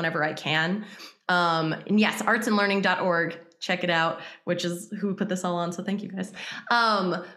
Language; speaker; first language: English; native; English